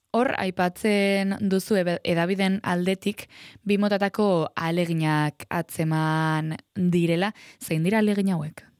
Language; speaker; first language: Basque; native; Basque